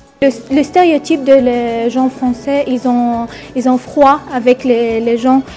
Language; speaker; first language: French; non-native, fluent; Arabic